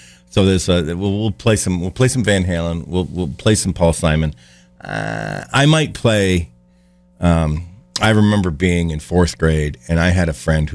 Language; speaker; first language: English; native; English